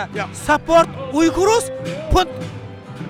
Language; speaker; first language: Dutch; non-native, learner; Uyghur